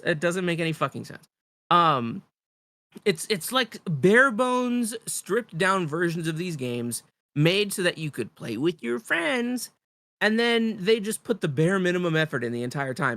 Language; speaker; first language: English; native; English